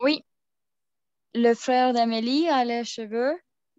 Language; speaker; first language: French; non-native, learner; Spanish